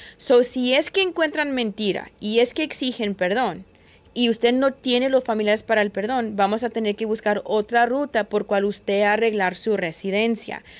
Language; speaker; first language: Spanish; early bilingual, heritage; Spanish